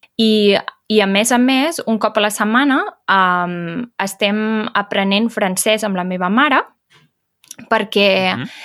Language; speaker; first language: Catalan; native; Catalan